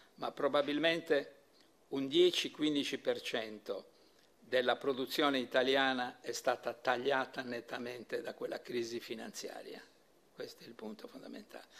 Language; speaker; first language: Italian; native; Italian